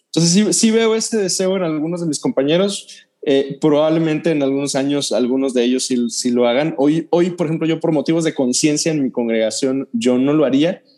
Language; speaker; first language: Spanish; native; Spanish